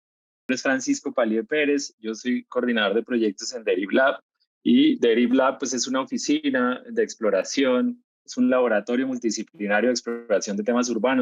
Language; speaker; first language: Spanish; native; Spanish